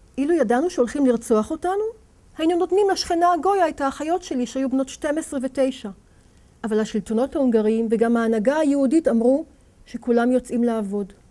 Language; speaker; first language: Hebrew; native; Hebrew